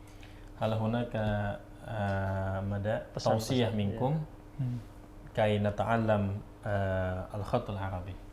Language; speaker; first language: Arabic; non-native, learner; Indonesian